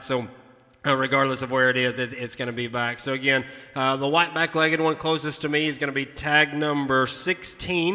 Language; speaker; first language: English; native; English